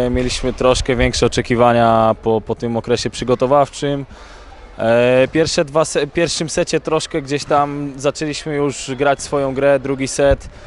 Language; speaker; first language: Polish; native; Polish